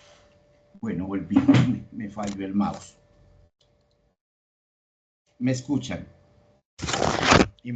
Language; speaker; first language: Spanish; native; Spanish